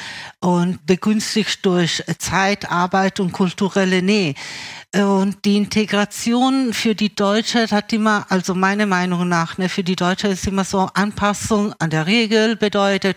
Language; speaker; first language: German; early bilingual, other home language; Italian